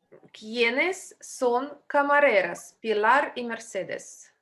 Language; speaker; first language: Spanish; non-native, fluent; Russian